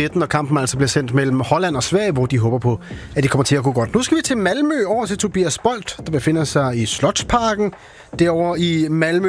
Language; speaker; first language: Danish; native; Danish